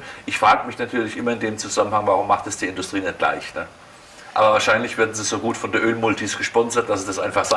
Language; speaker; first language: German; native; German